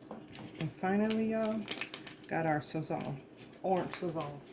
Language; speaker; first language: English; native; English